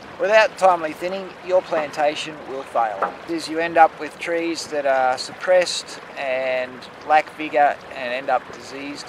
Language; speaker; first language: English; native; English